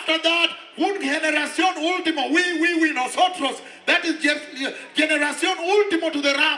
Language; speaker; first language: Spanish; non-native, learner; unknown